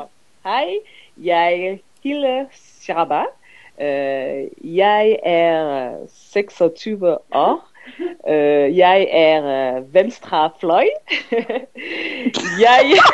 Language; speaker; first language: Danish; non-native, learner; French